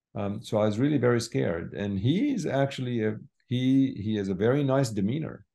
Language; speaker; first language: English; non-native, fluent; Arabic